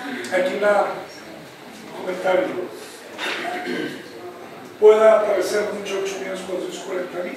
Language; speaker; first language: Spanish; native; Spanish